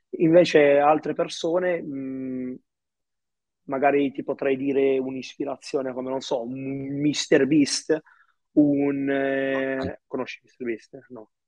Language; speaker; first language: Italian; early bilingual, other home language; Arabic